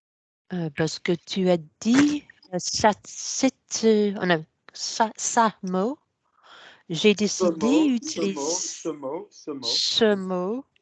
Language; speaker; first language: French; non-native, learner; English